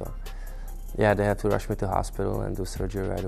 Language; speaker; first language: English; non-native, fluent; Czech